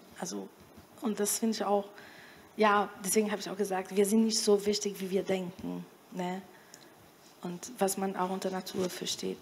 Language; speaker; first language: German; non-native, fluent; Portuguese